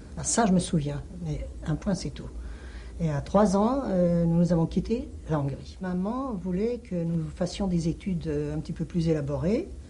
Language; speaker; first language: French; early bilingual, other home language; Hungarian